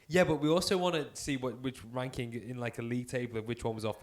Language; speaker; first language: English; native; English